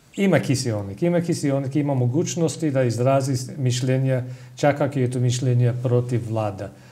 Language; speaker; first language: Serbian; non-native, fluent; English